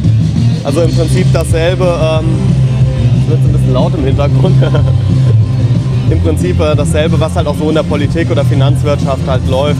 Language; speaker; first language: German; native; German